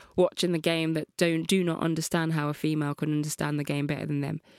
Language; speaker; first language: English; native; English